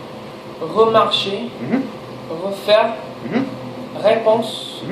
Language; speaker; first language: French; non-native, learner; English